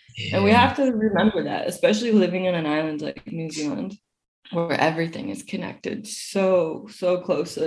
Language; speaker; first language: English; native; English